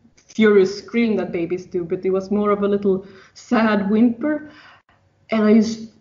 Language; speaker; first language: English; non-native, fluent; Swedish